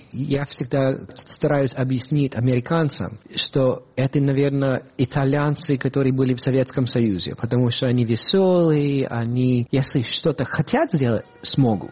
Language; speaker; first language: Russian; non-native, fluent; English